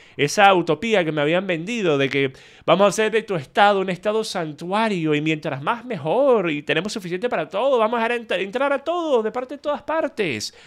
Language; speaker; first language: Spanish; native; Spanish